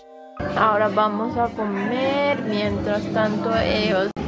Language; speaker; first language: Spanish; non-native, learner; Korean